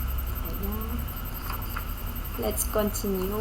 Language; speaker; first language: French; non-native, fluent; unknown